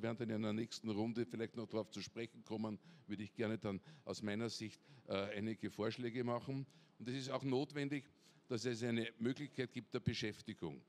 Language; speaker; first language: German; native; German